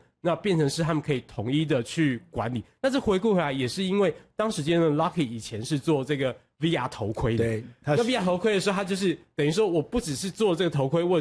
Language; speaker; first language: Chinese; native; Chinese